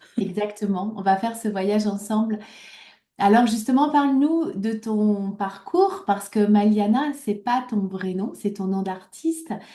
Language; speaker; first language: French; native; French